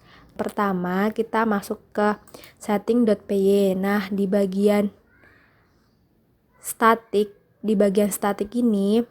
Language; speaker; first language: Indonesian; native; Indonesian